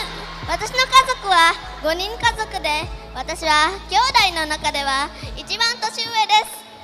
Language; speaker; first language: Japanese; non-native, learner; Indonesian